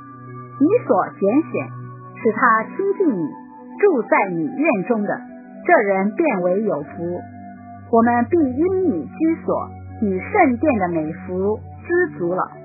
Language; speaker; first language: Chinese; native; Chinese